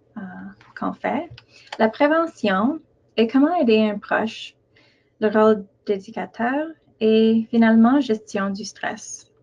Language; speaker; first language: French; non-native, local second language; English